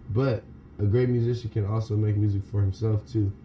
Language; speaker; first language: English; native; English